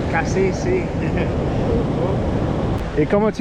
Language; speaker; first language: Spanish; non-native, learner; English